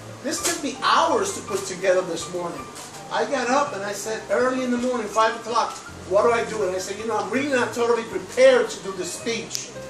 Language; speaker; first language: English; early bilingual, other home language; Spanish